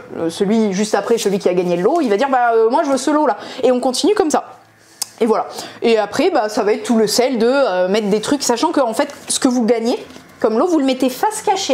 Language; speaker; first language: French; native; French